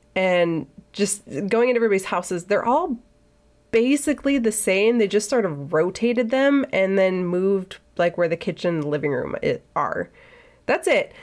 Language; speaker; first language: English; native; English